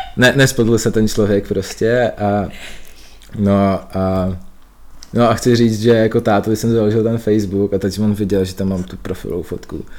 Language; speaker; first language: Czech; early bilingual, other home language; Russian